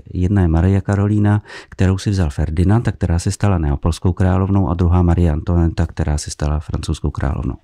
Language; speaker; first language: Czech; native; Czech